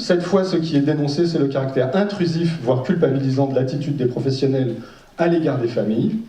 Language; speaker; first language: French; native; French